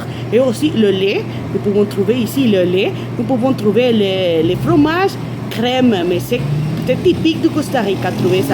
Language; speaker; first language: French; non-native, fluent; Spanish